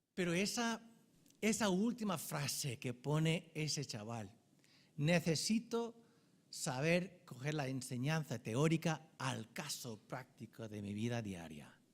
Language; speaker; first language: Spanish; non-native, fluent; English